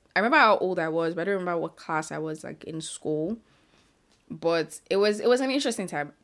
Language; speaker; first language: English; non-native, local second language; Yoruba